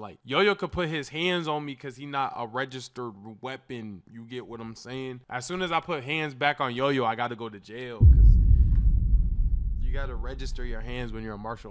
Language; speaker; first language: English; native; English